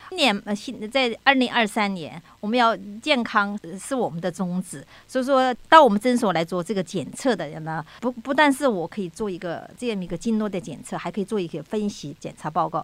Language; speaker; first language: Chinese; native; Chinese